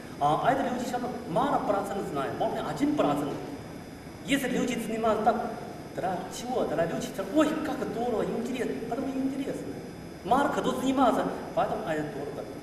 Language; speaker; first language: Russian; non-native, learner; Chinese